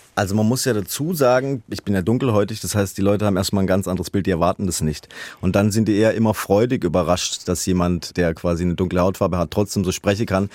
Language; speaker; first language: German; native; German